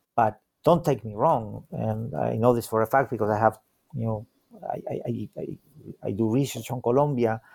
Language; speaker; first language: English; non-native, fluent; Spanish